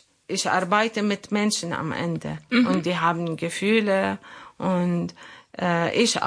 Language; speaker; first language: German; non-native, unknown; Arabic